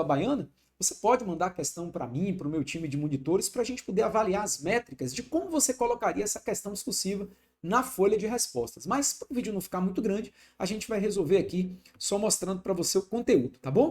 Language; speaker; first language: Portuguese; native; Portuguese